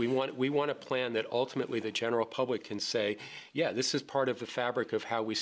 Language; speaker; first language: English; native; English